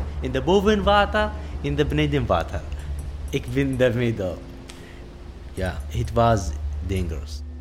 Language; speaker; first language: Dutch; non-native, learner; Arabic